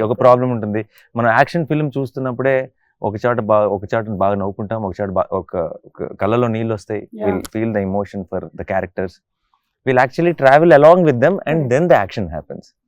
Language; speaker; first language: Telugu; native; Telugu